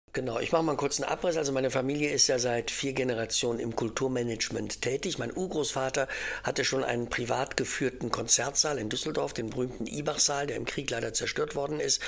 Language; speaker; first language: German; native; German